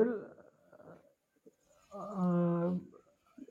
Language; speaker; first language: English; non-native, local second language; Hindi